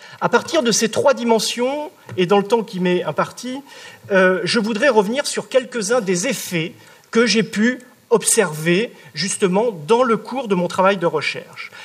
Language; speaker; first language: French; native; French